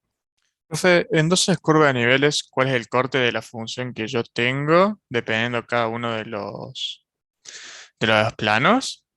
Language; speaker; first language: Spanish; native; Spanish